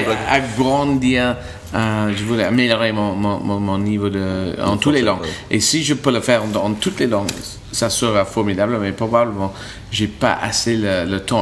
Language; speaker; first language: French; non-native, learner; English